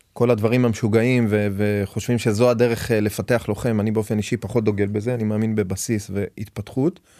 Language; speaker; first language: Hebrew; native; Hebrew